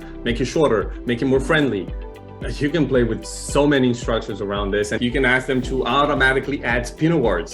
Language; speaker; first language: English; non-native, fluent; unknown